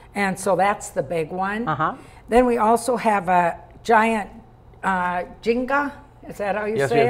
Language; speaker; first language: English; native; English